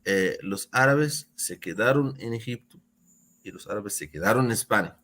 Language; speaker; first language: Spanish; non-native, fluent; Arabic